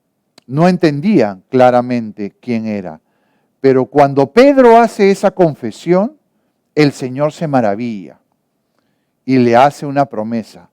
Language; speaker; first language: Spanish; native; Spanish